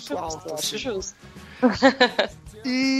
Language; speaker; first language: Portuguese; native; Portuguese